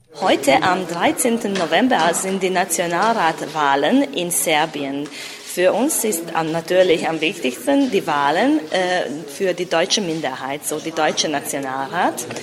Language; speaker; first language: German; early bilingual, heritage; German